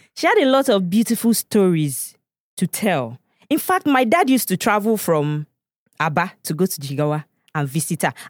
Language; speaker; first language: English; non-native, local second language; Igbo